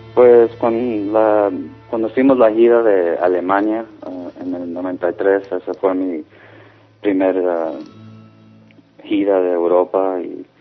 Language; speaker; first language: Spanish; early bilingual, heritage; Spanish